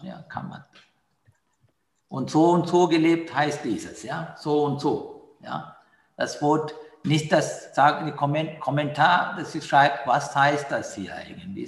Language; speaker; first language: German; non-native, fluent; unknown